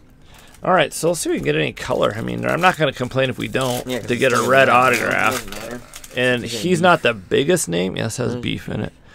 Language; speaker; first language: English; native; English